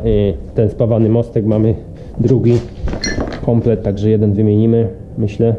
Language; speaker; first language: Polish; native; Polish